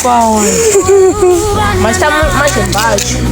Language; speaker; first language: Portuguese; non-native, local second language; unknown